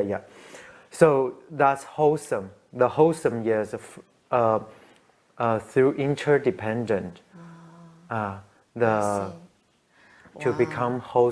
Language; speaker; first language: English; non-native, learner; Chinese